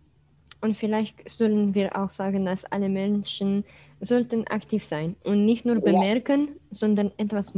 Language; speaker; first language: German; non-native, fluent; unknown